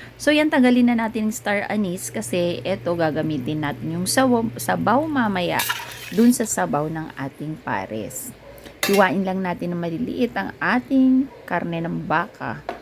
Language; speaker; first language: Filipino; non-native, local second language; Iloko